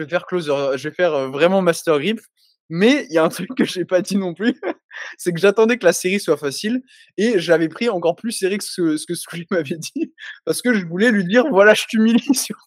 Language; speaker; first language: French; native; French